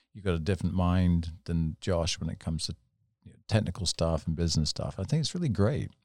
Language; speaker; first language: English; native; English